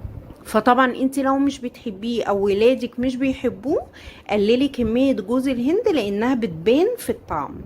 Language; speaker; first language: Arabic; native; Arabic